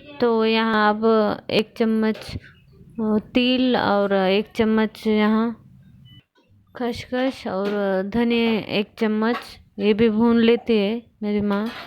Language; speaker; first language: Hindi; non-native, local second language; Marathi